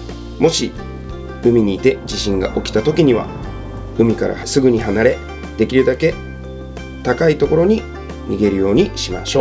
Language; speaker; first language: Japanese; native; Japanese